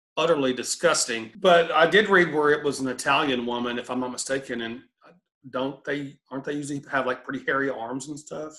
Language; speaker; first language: English; native; English